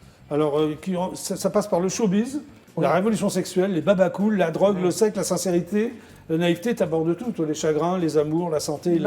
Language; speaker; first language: French; native; French